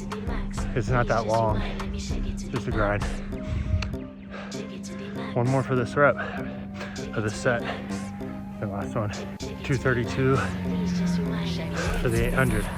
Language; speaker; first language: English; native; English